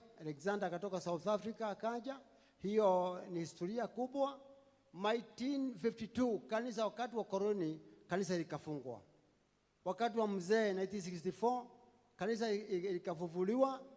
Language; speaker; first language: Swahili; non-native, local second language; Kikuyu